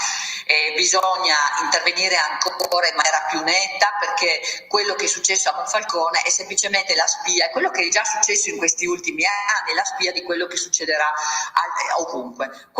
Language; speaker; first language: Italian; native; Italian